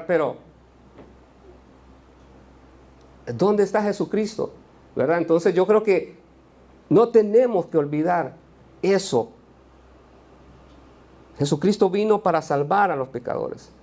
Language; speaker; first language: Spanish; native; Spanish